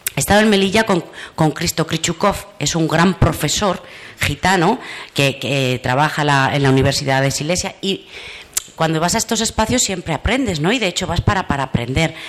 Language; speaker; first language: Spanish; native; Spanish